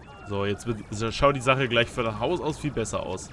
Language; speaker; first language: German; native; German